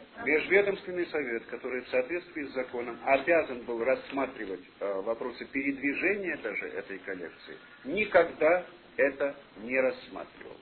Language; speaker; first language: Russian; native; Russian